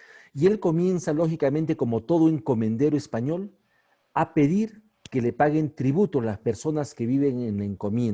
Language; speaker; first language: Spanish; native; Spanish